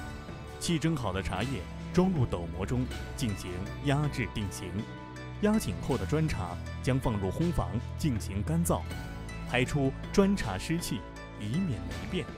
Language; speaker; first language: Chinese; native; Chinese